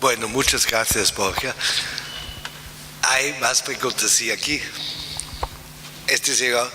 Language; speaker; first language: Spanish; non-native, fluent; German